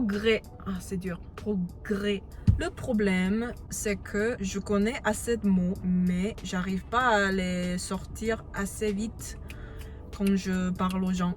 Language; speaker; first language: French; non-native, learner; English